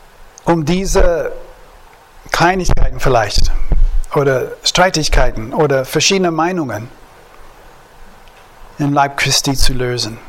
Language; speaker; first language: German; non-native, fluent; English